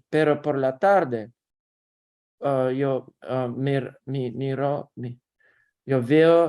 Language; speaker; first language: Spanish; non-native, learner; Russian